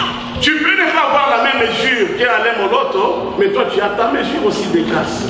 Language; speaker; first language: French; non-native, local second language; Lingala